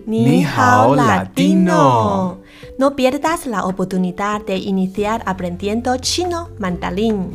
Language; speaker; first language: Spanish; non-native, fluent; Chinese